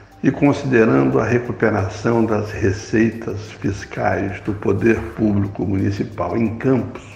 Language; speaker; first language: Portuguese; native; Portuguese